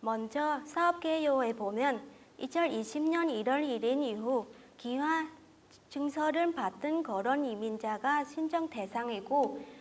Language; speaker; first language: Korean; non-native, fluent; Vietnamese